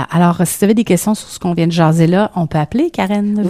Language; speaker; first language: French; native; French